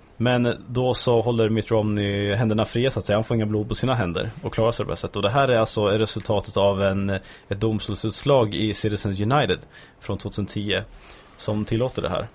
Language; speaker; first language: Swedish; native; Swedish